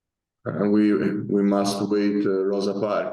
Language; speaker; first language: English; non-native, learner; Italian